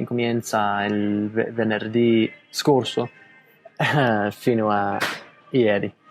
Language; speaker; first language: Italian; non-native, learner; English